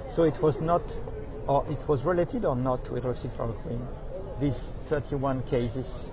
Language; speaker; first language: English; non-native, fluent; French